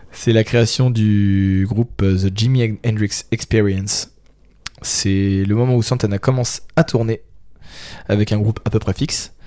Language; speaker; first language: French; native; French